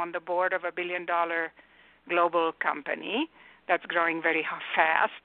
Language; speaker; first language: English; non-native, fluent; Romanian